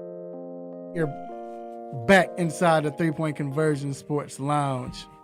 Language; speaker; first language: English; native; English